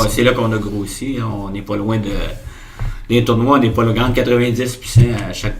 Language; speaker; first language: French; native; French